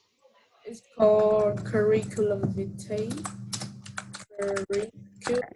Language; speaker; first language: English; non-native, fluent; Vietnamese